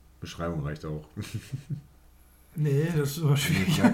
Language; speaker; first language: German; native; German